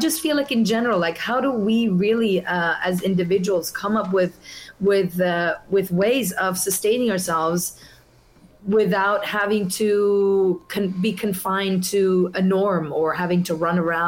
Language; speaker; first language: English; non-native, fluent; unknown